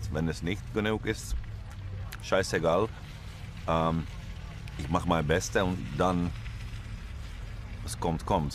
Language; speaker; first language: German; non-native, learner; Finnish